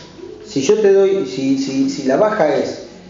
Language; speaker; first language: Spanish; native; Spanish